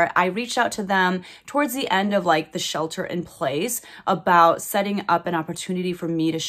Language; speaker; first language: English; native; English